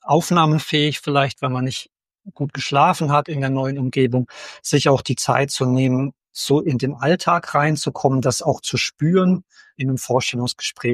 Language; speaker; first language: German; native; German